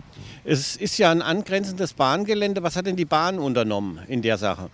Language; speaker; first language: German; native; German